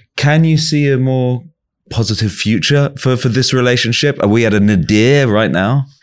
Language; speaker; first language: English; native; English